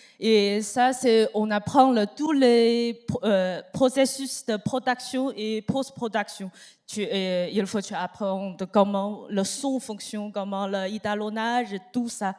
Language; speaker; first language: French; non-native, learner; Chinese